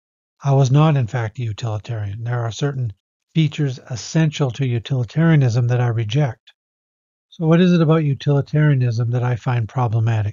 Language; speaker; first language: English; native; English